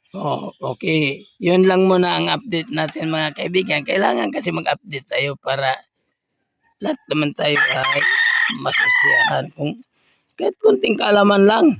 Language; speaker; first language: Filipino; non-native, local second language; Cebuano